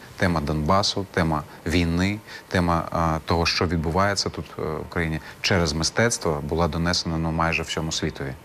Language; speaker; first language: Ukrainian; non-native, local second language; Crimean Tatar